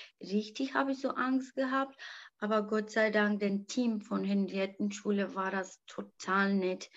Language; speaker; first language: German; non-native, learner; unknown